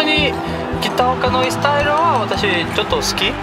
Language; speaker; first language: Japanese; non-native, learner; Portuguese